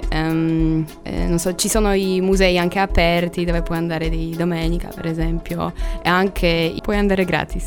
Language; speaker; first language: Italian; non-native, fluent; Polish